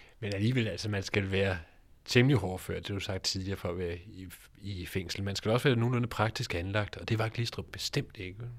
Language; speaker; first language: Danish; native; Danish